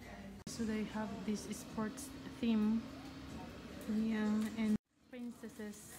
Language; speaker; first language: English; non-native, local second language; Filipino